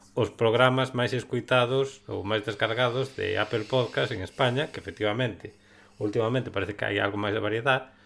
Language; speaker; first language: Galician; non-native, local second language; Spanish